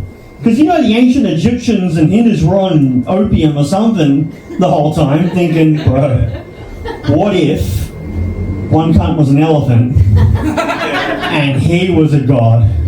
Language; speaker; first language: English; native; English